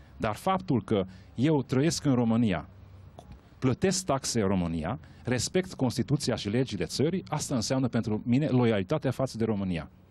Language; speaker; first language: Romanian; non-native, local second language; Hungarian